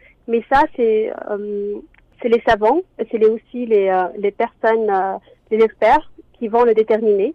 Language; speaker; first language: French; non-native, local second language; Arabic